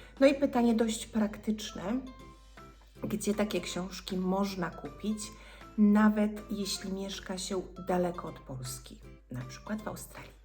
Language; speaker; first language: Polish; native; Polish